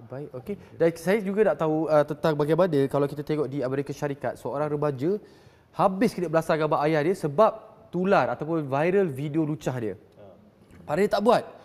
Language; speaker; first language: Malay; native; Malay